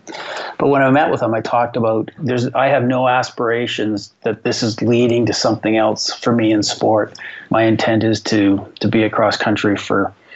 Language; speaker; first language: English; native; English